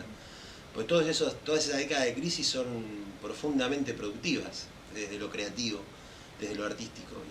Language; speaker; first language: Spanish; native; Spanish